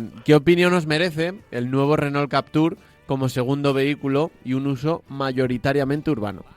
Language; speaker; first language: Spanish; native; Spanish